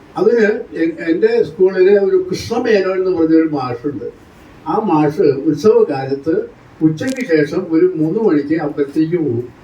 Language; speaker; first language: Malayalam; native; Malayalam